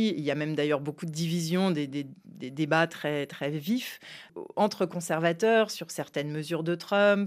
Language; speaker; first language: French; native; French